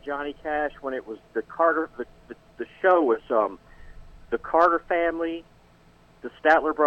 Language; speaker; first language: English; native; English